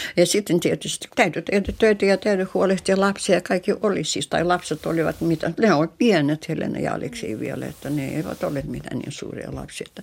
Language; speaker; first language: Finnish; non-native, local second language; Russian